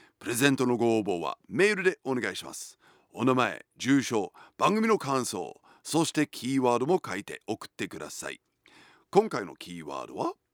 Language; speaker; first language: Japanese; non-native, fluent; English